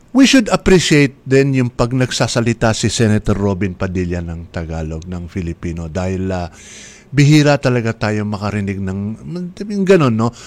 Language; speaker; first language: Filipino; native; Filipino